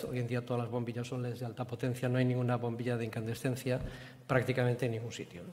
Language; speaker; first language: Spanish; native; Spanish